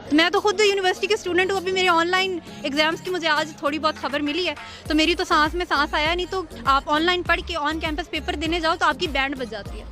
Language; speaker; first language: Urdu; non-native, local second language; Punjabi